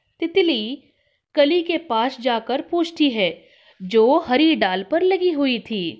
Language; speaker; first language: Hindi; non-native, local second language; Kannada